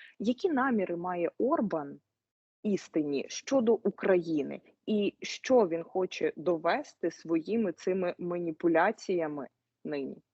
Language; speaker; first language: Ukrainian; native; Ukrainian